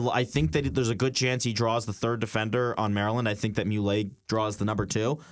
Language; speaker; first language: English; native; English